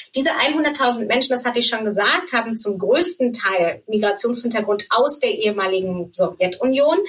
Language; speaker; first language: German; native; German